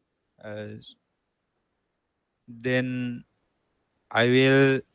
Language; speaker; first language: English; non-native, learner; Bangla